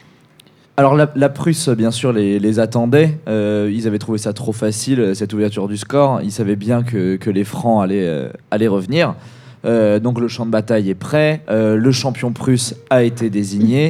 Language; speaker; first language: French; native; French